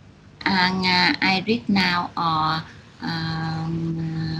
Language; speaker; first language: English; non-native, learner; Vietnamese